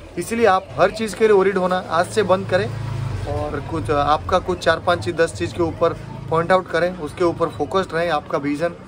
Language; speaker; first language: Hindi; non-native, local second language; Odia